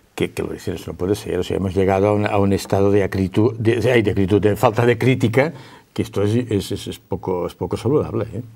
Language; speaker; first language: Spanish; native; Spanish